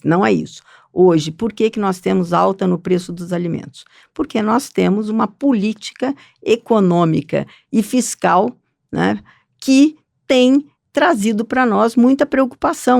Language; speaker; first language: Portuguese; native; Portuguese